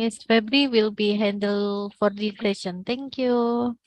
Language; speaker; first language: English; non-native, learner; Indonesian